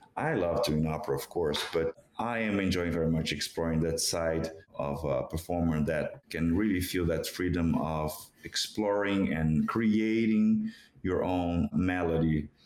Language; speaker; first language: English; non-native, fluent; Portuguese